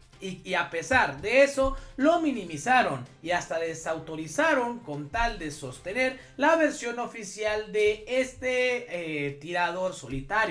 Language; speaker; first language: Spanish; native; Spanish